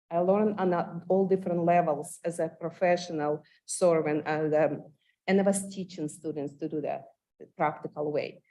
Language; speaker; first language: English; non-native, fluent; Ukrainian